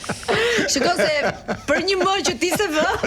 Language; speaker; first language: Albanian; native; Albanian